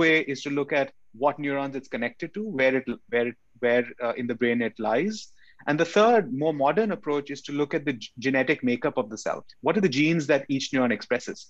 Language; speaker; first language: English; non-native, local second language; Hindi